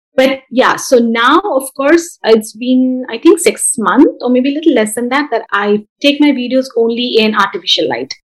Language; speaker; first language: English; non-native, local second language; Bangla